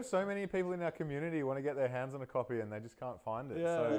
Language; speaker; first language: English; native; English